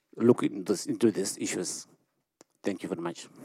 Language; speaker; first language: English; non-native, local second language; Shona